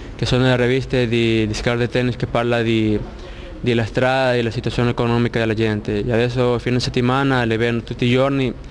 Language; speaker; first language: Italian; non-native, learner; Spanish